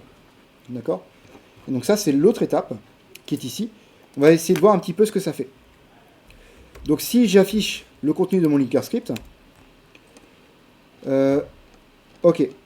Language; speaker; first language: French; native; French